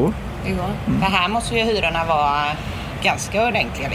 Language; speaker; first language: Swedish; native; Swedish